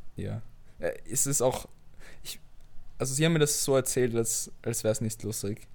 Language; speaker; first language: German; native; German